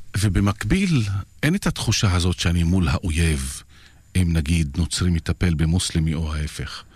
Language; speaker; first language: Hebrew; non-native, local second language; Arabic